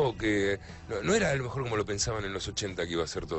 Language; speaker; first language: Spanish; native; Spanish